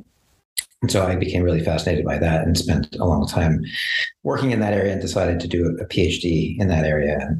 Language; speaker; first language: English; native; English